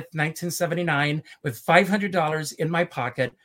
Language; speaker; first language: English; native; English